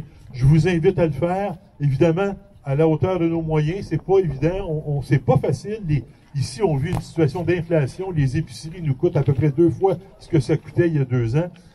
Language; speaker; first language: French; native; French